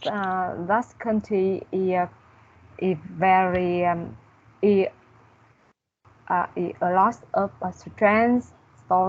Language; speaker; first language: English; non-native, learner; Vietnamese